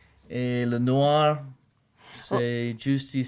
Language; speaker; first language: French; non-native, learner; English